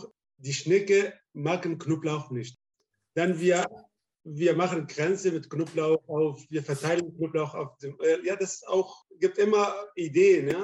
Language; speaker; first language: German; non-native, learner; Arabic